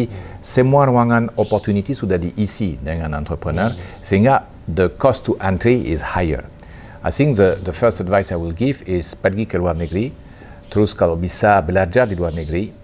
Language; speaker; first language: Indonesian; non-native, fluent; French